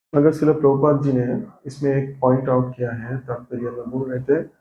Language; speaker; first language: Hindi; non-native, local second language; Bangla